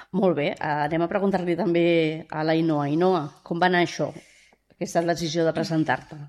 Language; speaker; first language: Catalan; native; Catalan